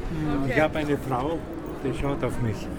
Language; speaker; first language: German; non-native, learner; Arabic